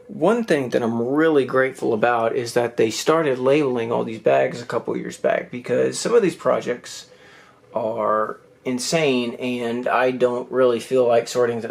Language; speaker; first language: English; native; English